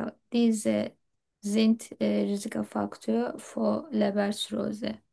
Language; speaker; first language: German; non-native, learner; Turkish